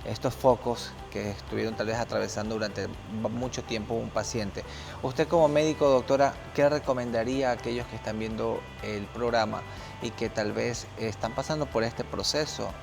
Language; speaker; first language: Spanish; native; Spanish